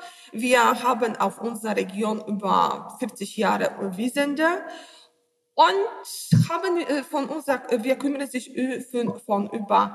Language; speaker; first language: German; non-native, learner; Polish